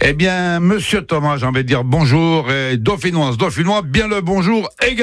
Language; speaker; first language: French; native; French